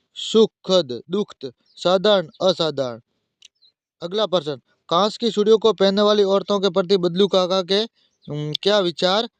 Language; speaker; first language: Hindi; native; Hindi